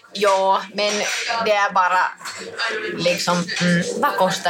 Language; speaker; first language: Swedish; non-native, learner; Finnish